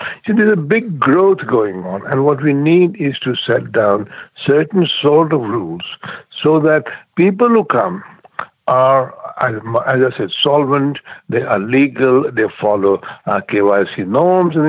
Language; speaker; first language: English; non-native, local second language; Gujarati